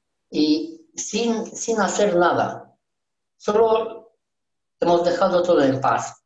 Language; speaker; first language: Spanish; non-native, learner; Romanian